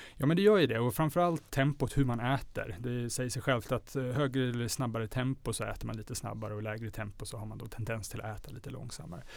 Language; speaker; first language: Swedish; native; Swedish